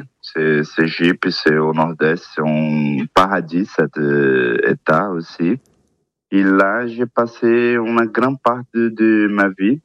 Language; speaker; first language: French; non-native, fluent; Portuguese